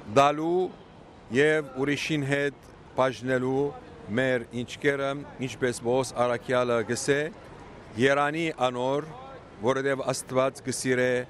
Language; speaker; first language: Armenian; early bilingual, heritage; Armenian